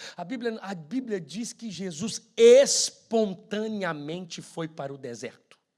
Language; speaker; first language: Portuguese; native; Portuguese